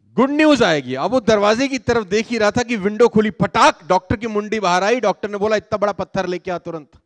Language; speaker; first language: Hindi; native; Hindi